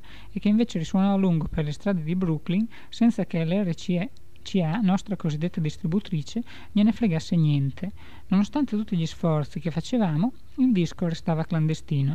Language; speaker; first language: Italian; native; Italian